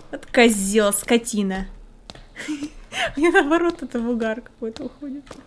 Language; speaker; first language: Russian; native; Russian